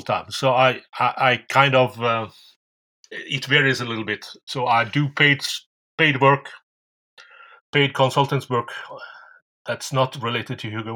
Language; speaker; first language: English; non-native, fluent; Norwegian